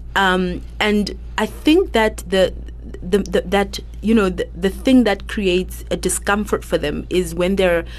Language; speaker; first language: English; non-native, local second language; Southern Sotho